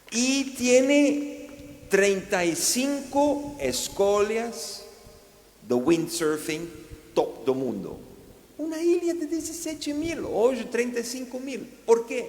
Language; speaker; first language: Portuguese; non-native, fluent; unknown